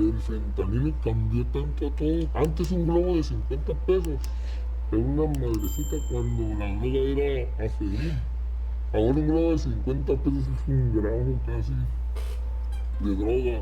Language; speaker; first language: Spanish; native; Spanish